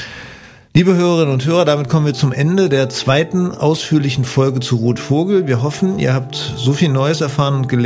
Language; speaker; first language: German; native; German